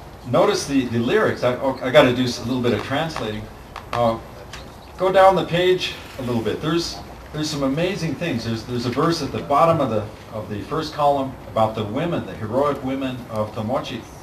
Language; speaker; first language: English; native; English